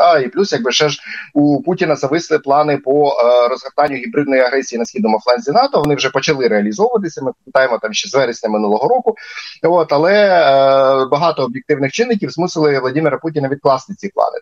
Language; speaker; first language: Ukrainian; native; Ukrainian